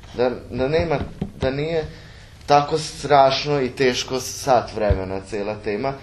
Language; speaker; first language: Serbian; non-native, local second language; Hungarian